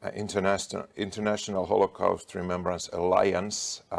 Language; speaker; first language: English; non-native, fluent; Finnish